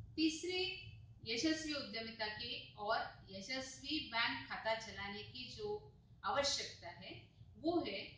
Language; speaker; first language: Hindi; non-native, local second language; Marathi